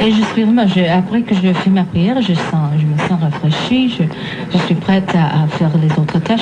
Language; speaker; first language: French; non-native, fluent; English